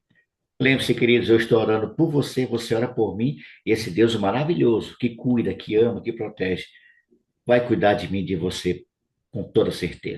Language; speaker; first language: Portuguese; native; Portuguese